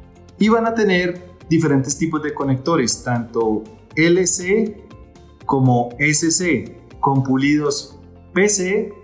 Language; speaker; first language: Spanish; native; Spanish